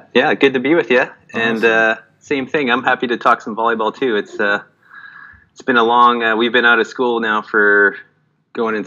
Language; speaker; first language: English; native; English